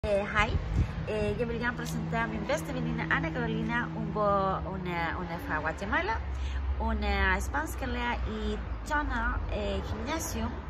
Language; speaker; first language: Danish; non-native, learner; Spanish